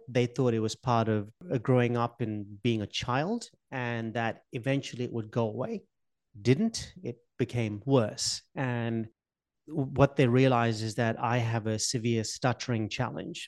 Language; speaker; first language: English; non-native, local second language; Gujarati